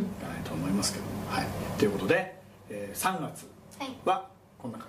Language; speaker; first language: Japanese; native; Japanese